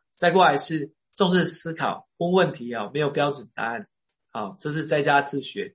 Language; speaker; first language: Chinese; native; Chinese